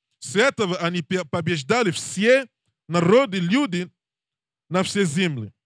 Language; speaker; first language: Russian; non-native, learner; English